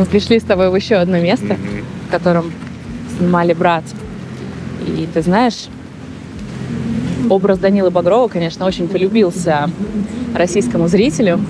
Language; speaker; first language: Russian; native; Russian